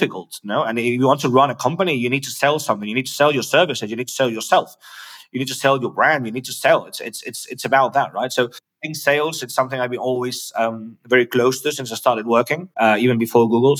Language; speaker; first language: English; non-native, fluent; Spanish